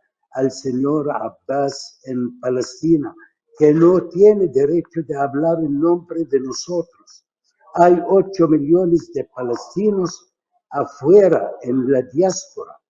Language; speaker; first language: Spanish; non-native, fluent; Arabic